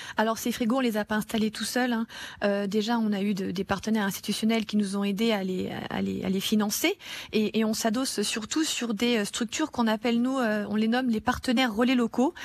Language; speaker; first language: French; native; French